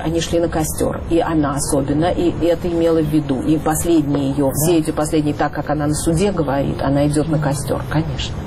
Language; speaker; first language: Russian; native; Russian